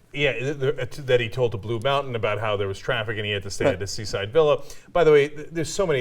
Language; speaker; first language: English; native; English